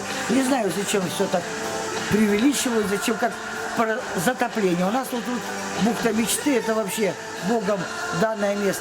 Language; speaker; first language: Russian; native; Russian